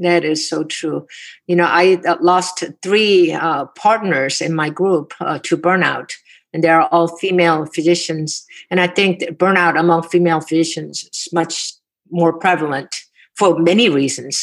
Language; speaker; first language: English; non-native, fluent; Korean